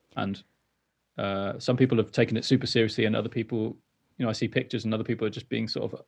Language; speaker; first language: English; native; English